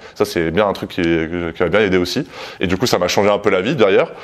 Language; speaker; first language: French; native; French